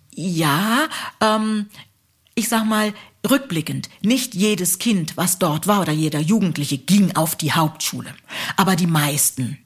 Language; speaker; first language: German; early bilingual, other home language; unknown